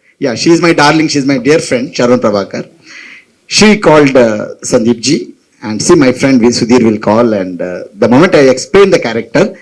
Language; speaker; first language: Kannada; non-native, local second language; Tulu